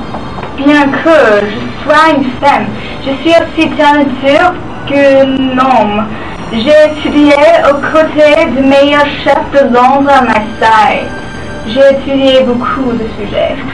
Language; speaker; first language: French; non-native, learner; English